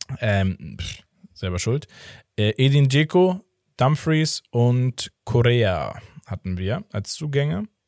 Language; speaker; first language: German; early bilingual, other home language; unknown